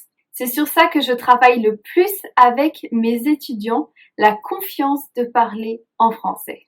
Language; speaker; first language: French; native; French